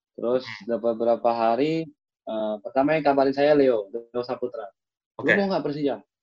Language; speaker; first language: Indonesian; native; Indonesian